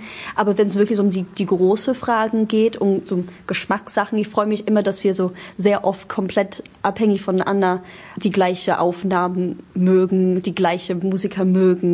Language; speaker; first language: German; non-native, fluent; English